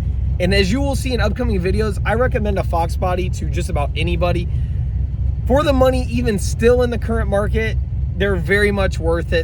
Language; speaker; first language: English; native; English